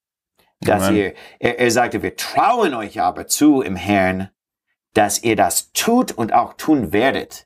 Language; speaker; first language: German; non-native, fluent; English